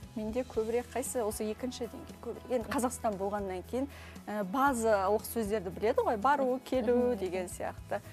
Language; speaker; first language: Kazakh; non-native, local second language; Uzbek